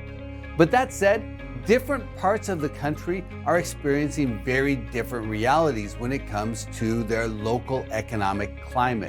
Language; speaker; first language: English; native; English